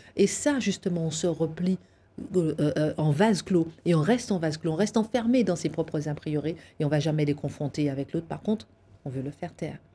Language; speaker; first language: French; native; French